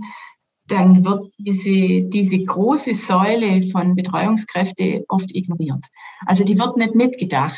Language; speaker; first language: German; native; German